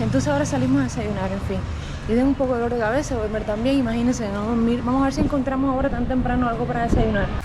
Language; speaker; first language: Spanish; native; Spanish